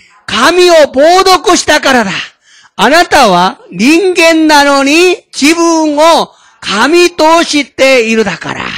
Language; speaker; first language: Japanese; non-native, fluent; Korean